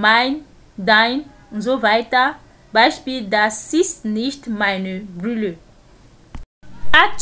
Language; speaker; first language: German; non-native, learner; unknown